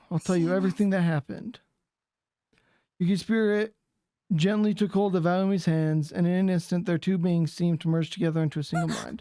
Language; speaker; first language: English; native; English